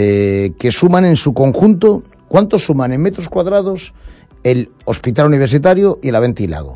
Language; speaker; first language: Spanish; native; Spanish